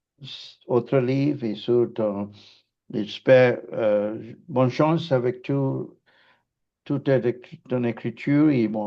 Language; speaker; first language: French; non-native, fluent; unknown